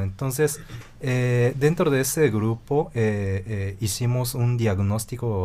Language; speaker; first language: Spanish; non-native, fluent; Japanese